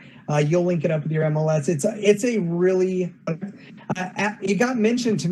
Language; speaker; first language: English; native; English